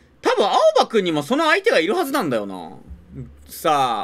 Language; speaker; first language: Japanese; native; Japanese